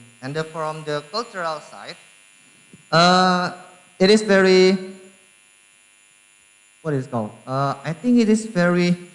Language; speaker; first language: English; non-native, learner; Indonesian